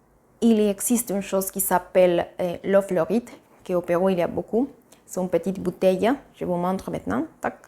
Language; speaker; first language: French; non-native, fluent; Spanish